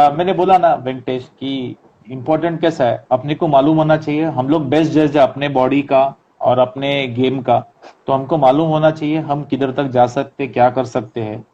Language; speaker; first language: Hindi; non-native, local second language; Marathi